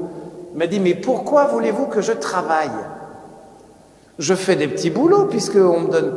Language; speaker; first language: French; native; French